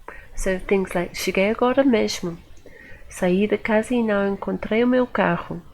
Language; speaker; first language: Portuguese; non-native, fluent; English